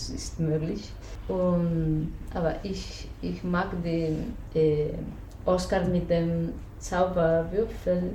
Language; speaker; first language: German; non-native, fluent; Spanish